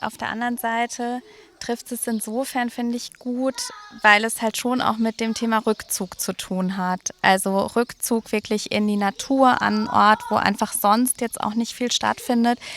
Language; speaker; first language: German; native; German